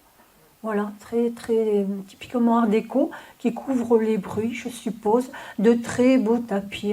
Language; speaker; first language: French; native; French